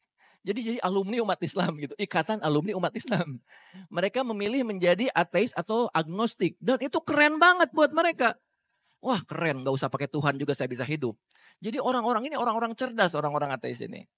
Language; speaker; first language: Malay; non-native, local second language; Sundanese